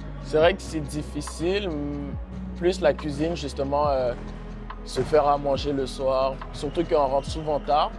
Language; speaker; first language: French; native; French